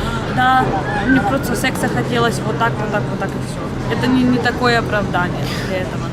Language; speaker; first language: Russian; early bilingual, other home language; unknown